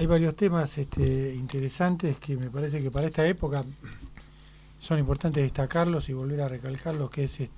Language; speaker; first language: Spanish; native; Spanish